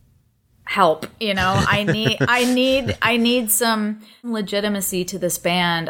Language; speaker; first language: English; native; English